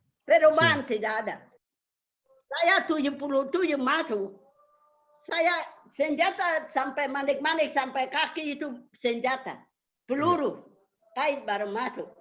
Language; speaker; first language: Indonesian; non-native, local second language; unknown